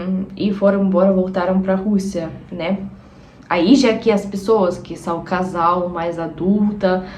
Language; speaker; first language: Portuguese; non-native, fluent; Russian